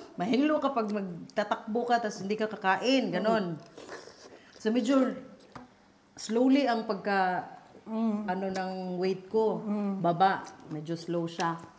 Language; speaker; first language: Filipino; non-native, local second language; Cebuano